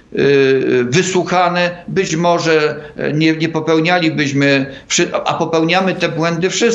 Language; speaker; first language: Polish; native; Polish